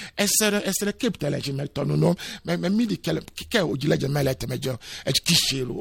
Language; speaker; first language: Hungarian; non-native, fluent; Yoruba